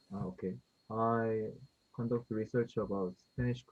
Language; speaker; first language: English; non-native, learner; Korean